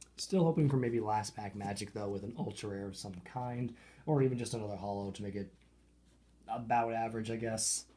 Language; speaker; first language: English; native; English